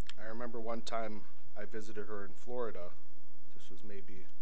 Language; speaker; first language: English; native; English